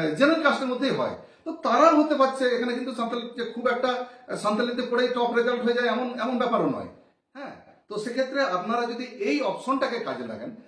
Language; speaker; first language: Bangla; non-native, local second language; Santali